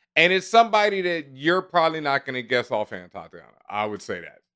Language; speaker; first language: English; native; English